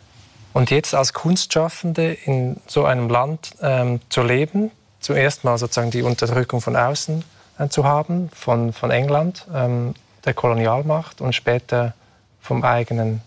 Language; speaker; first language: German; native; German